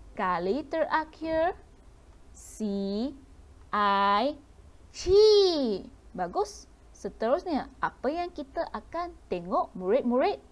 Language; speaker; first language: Malay; non-native, local second language; Chinese